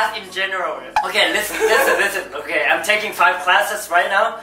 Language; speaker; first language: English; non-native, fluent; Thai